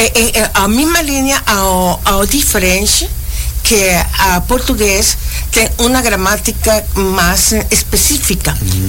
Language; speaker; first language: Portuguese; non-native, learner; Spanish